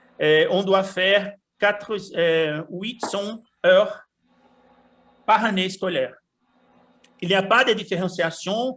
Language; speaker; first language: French; non-native, fluent; Portuguese